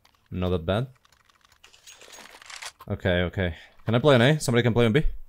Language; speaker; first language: English; non-native, fluent; Spanish